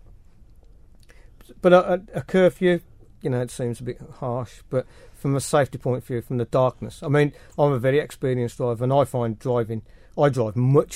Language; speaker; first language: English; native; English